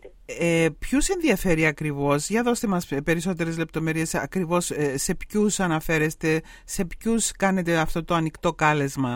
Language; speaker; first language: Greek; native; Greek